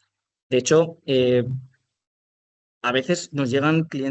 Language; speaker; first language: Spanish; native; Spanish